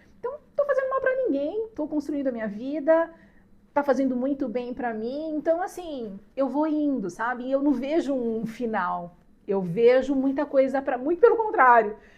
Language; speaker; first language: Portuguese; native; Portuguese